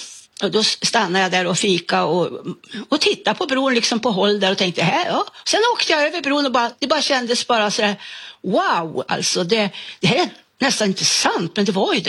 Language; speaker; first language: Swedish; native; Swedish